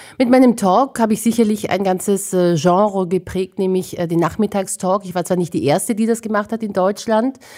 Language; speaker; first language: German; native; German